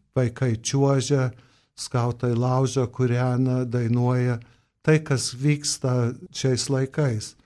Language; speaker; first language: Lithuanian; early bilingual, heritage; Lithuanian